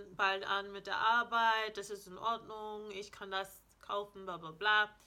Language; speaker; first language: German; non-native, fluent; English